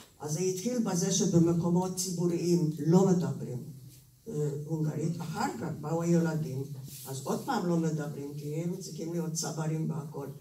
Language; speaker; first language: Hebrew; non-native, fluent; Hungarian